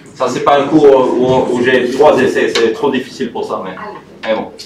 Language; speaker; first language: French; non-native, fluent; Swedish